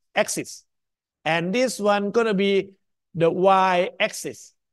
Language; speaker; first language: English; non-native, fluent; Thai